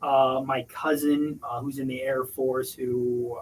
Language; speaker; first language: English; native; English